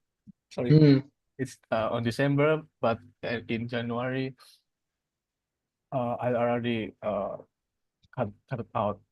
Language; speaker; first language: English; non-native, learner; Indonesian